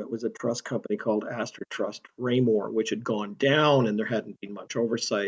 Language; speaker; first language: English; native; English